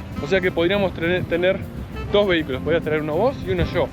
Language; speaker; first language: Spanish; native; Spanish